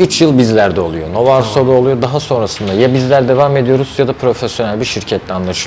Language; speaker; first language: Turkish; native; Turkish